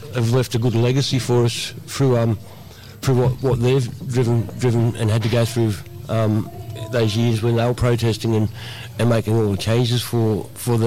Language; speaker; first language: English; native; English